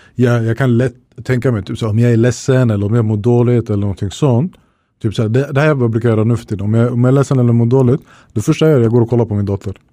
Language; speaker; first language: Swedish; early bilingual, other home language; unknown